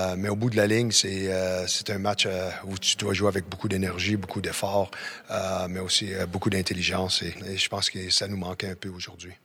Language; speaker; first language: French; native; French